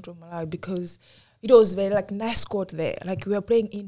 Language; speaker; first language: English; non-native, local second language; Tumbuka